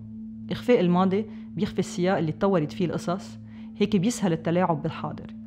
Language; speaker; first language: Arabic; native; Arabic